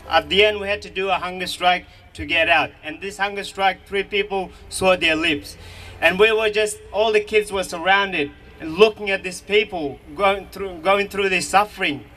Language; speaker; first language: English; early bilingual, other home language; Hazaragi